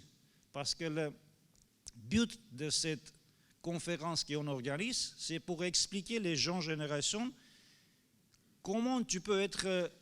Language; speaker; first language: French; non-native, fluent; Armenian